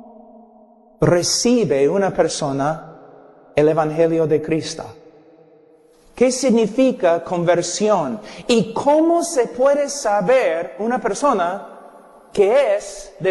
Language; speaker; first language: Spanish; non-native, fluent; English